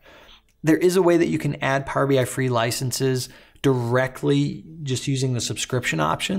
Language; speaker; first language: English; native; English